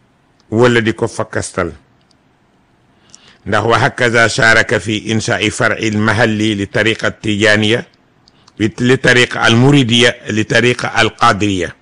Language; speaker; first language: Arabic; non-native, fluent; Wolof